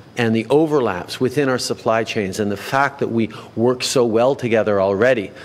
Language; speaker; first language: English; early bilingual, other home language; French